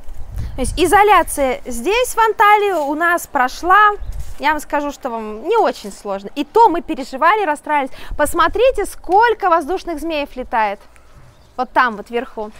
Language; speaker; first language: Russian; native; Russian